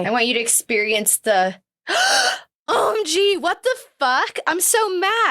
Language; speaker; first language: English; native; English